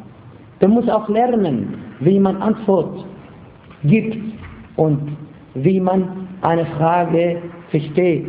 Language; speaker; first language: German; non-native, fluent; Arabic